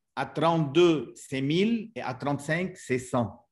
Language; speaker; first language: French; non-native, local second language; Arabic